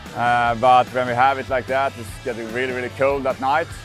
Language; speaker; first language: English; non-native, fluent; Swedish